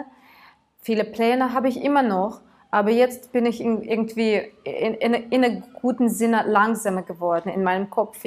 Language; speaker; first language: German; non-native, fluent; Tatar